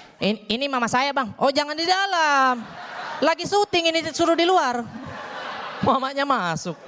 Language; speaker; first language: Indonesian; native; Indonesian